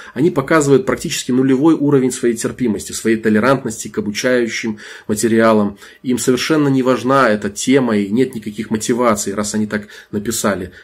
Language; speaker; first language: Russian; non-native, local second language; Belarusian